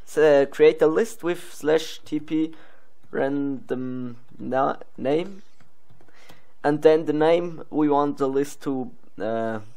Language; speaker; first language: English; non-native, learner; Swiss German